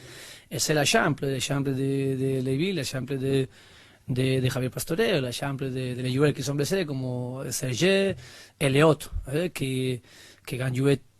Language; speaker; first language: French; non-native, learner; Spanish